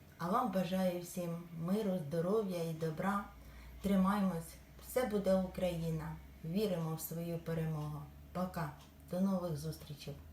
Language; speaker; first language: Ukrainian; native; Ukrainian